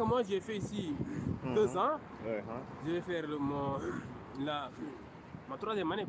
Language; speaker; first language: French; non-native, local second language; Wolof